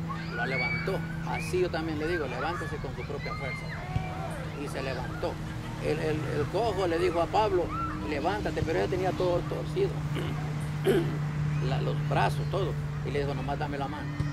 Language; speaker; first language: Spanish; native; Spanish